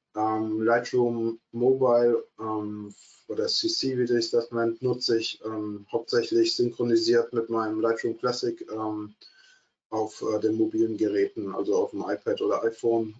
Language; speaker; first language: German; native; German